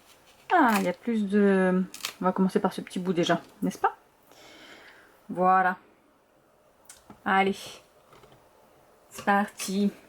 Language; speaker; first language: French; native; French